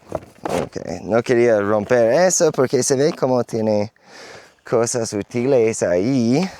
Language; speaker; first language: Spanish; non-native, learner; English